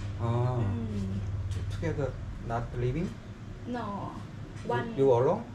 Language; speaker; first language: English; non-native, learner; Korean